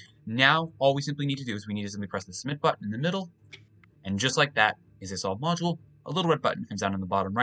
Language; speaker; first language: English; native; English